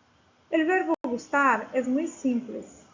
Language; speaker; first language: Spanish; non-native, fluent; Portuguese